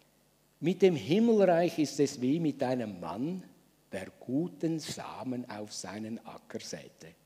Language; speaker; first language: German; native; German